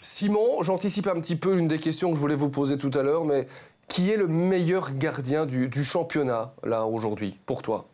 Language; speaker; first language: French; native; French